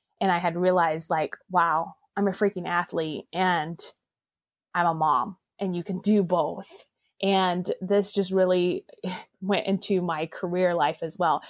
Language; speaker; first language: English; non-native, local second language; Pennsylvania German